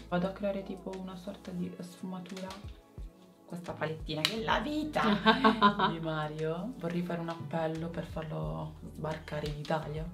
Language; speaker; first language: Italian; native; Italian